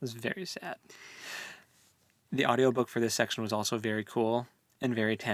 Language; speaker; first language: English; native; English